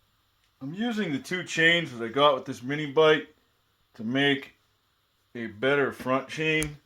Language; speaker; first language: English; native; English